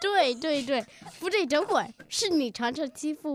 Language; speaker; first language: Chinese; early bilingual, heritage; Chinese